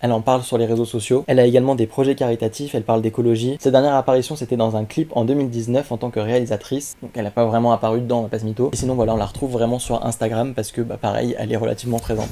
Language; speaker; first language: French; native; French